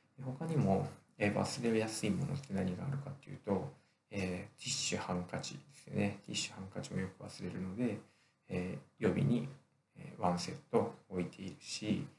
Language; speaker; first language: Japanese; native; Japanese